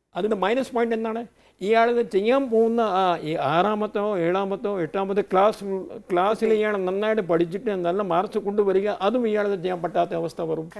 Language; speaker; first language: Malayalam; non-native, fluent; Hindi